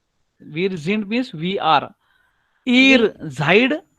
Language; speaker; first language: German; non-native, learner; Marathi